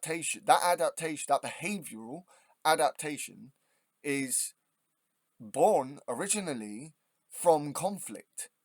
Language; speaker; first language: English; native; English